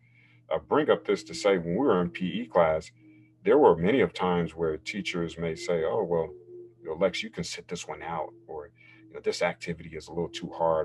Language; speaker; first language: English; native; English